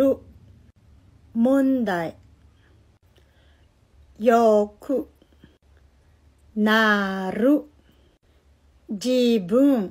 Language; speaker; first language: Japanese; non-native, fluent; Filipino